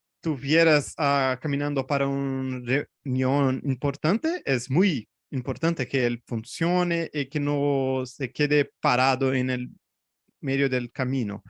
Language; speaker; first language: Spanish; non-native, fluent; Portuguese